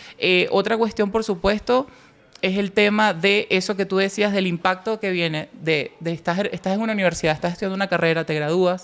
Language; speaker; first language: Spanish; native; Spanish